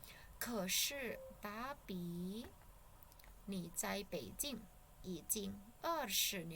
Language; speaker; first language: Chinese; non-native, fluent; Indonesian